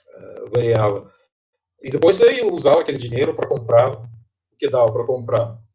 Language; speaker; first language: Portuguese; non-native, fluent; Russian